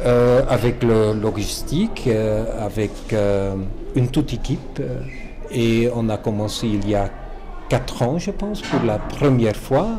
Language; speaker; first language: French; non-native, fluent; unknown